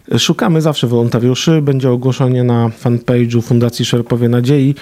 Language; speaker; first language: Polish; native; Polish